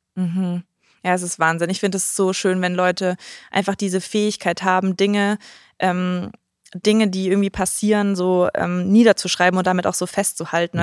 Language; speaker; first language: German; native; German